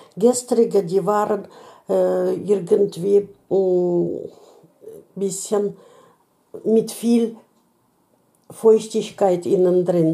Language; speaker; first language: German; non-native, fluent; Russian